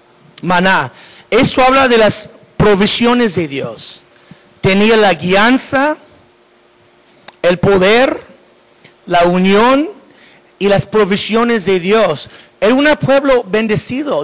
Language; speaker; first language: Spanish; non-native, fluent; English